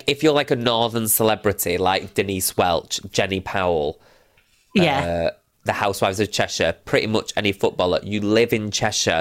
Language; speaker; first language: English; native; English